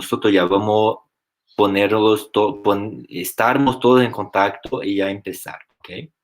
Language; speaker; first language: Spanish; non-native, fluent; Portuguese